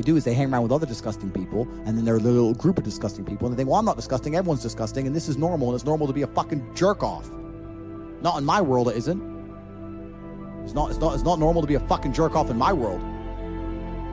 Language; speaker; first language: English; native; English